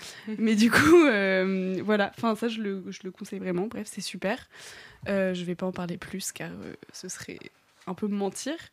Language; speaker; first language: French; native; French